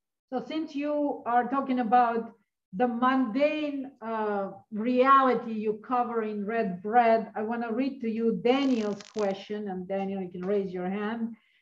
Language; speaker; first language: English; early bilingual, other home language; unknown